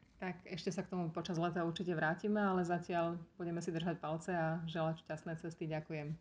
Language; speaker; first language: Slovak; native; Slovak